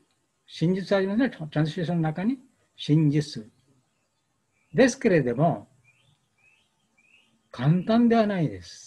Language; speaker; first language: Japanese; non-native, learner; Bangla